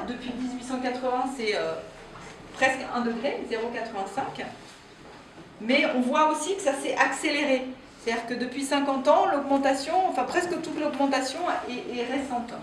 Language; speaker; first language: French; native; French